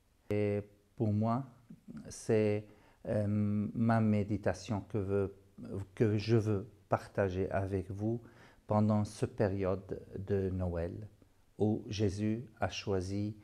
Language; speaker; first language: French; non-native, local second language; Arabic